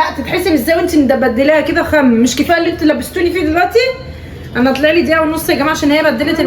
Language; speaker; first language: Arabic; native; Arabic